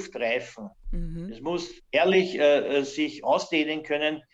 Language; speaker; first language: German; native; German